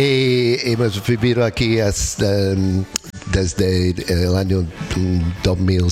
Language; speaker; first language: Spanish; non-native, learner; English